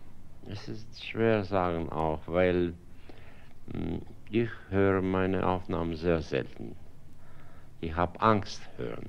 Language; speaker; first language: German; non-native, fluent; Russian